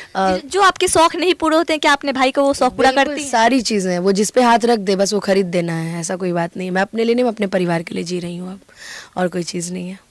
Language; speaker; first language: Hindi; native; Hindi